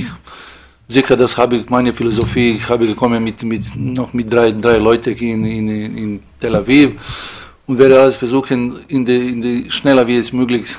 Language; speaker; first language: German; non-native, fluent; Serbian